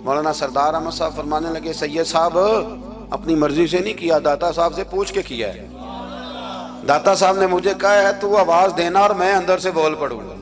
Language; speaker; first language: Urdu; non-native, local second language; Punjabi